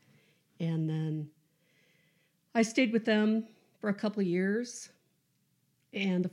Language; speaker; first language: English; native; English